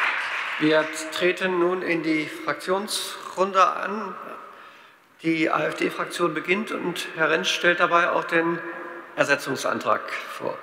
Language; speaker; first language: German; native; German